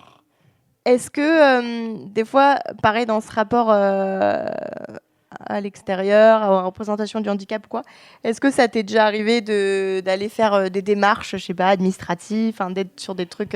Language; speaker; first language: French; native; French